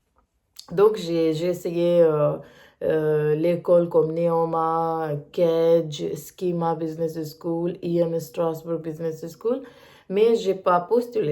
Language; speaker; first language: French; non-native, learner; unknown